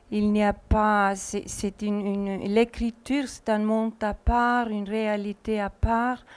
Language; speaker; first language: French; non-native, fluent; Icelandic